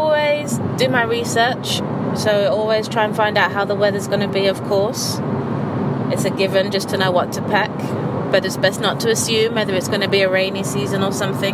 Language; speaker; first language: English; native; English